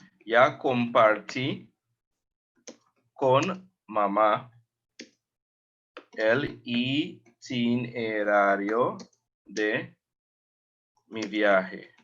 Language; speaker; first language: Spanish; non-native, fluent; English